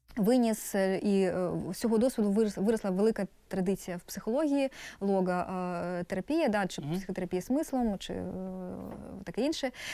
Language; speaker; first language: Ukrainian; non-native, local second language; Russian